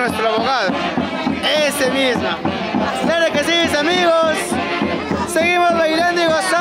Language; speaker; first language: Spanish; native; Spanish